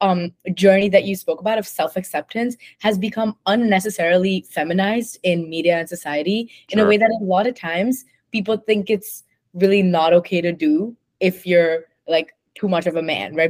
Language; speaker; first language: English; non-native, local second language; Hindi